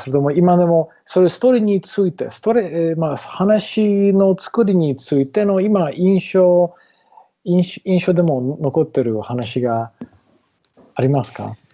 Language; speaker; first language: Japanese; non-native, learner; English